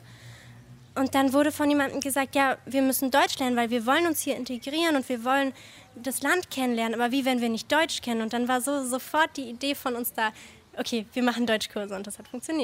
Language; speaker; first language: German; native; German